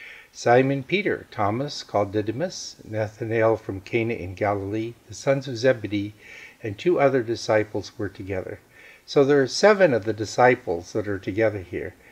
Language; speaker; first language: English; native; English